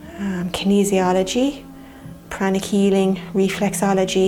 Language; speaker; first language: English; native; English